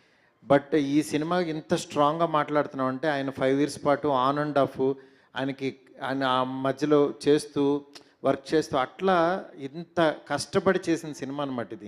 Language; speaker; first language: Telugu; native; Telugu